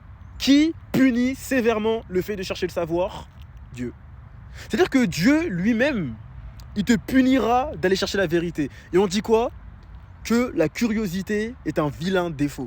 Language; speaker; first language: French; native; French